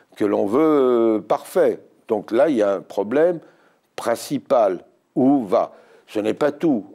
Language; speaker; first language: French; native; French